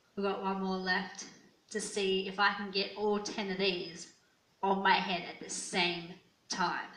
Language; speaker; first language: English; native; English